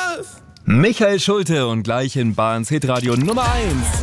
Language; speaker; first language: German; native; German